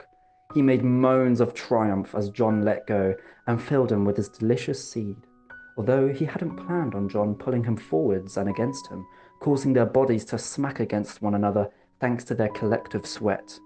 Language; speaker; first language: English; native; English